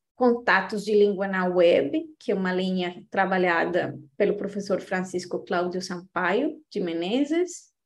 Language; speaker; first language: Portuguese; non-native, fluent; Spanish